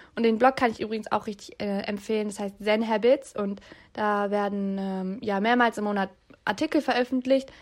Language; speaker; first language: German; early bilingual, other home language; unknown